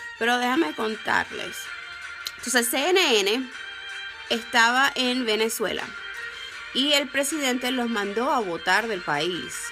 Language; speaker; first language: Spanish; native; Spanish